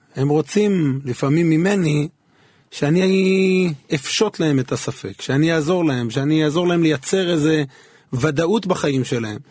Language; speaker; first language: Hebrew; native; Hebrew